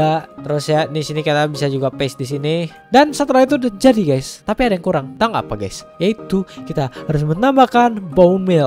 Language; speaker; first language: Indonesian; native; Indonesian